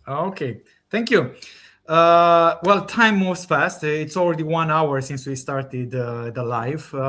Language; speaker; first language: English; non-native, fluent; Romanian